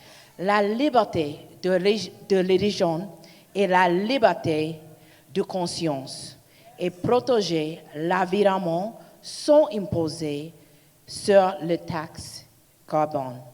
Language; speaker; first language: French; non-native, learner; English